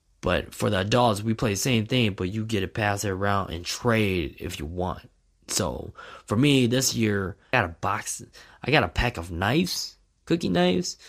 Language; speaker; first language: English; native; English